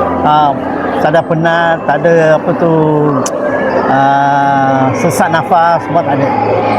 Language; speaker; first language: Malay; non-native, local second language; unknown